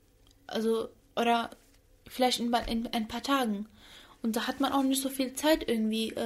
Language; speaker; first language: German; early bilingual, other home language; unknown